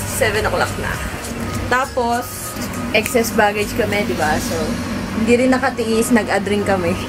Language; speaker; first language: Filipino; native; Filipino